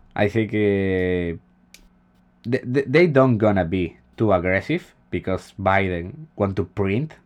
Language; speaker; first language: English; non-native, fluent; Spanish